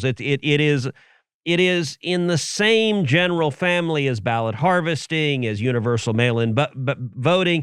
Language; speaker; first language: English; native; English